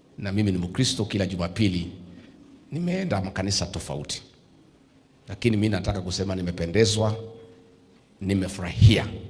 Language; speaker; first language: Swahili; non-native, local second language; Kikuyu